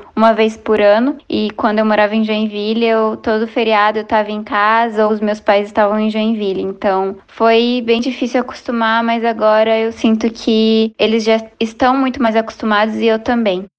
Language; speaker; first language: Portuguese; native; Portuguese